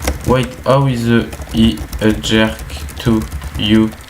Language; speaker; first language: English; non-native, learner; French